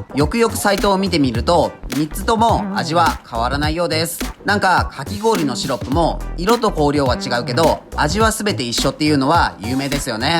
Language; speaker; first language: Japanese; native; Japanese